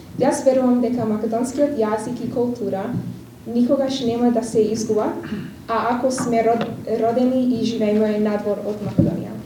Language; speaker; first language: Macedonian; early bilingual, heritage; Macedonian